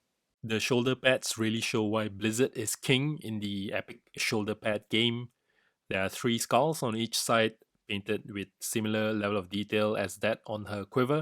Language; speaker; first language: English; native; English